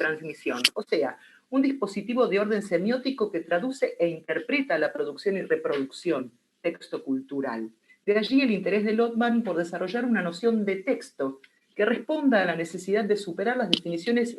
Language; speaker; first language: Spanish; native; Spanish